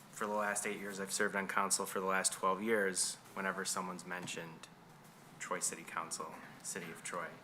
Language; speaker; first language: English; native; English